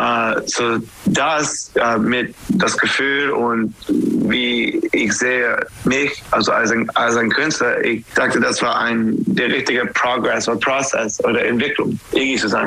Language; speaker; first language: German; non-native, fluent; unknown